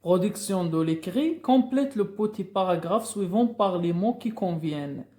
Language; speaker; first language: French; non-native, local second language; Arabic